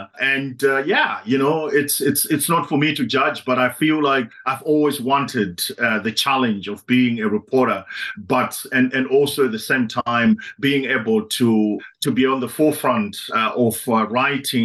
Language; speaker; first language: English; non-native, local second language; Shona